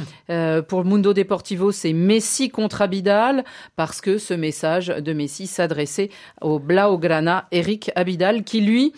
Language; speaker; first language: French; native; French